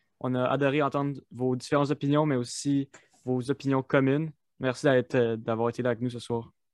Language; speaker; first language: French; native; French